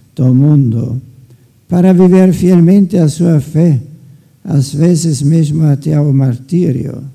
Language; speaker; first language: Portuguese; non-native, fluent; German